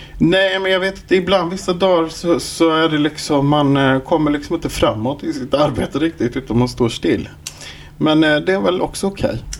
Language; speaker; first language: Swedish; native; Swedish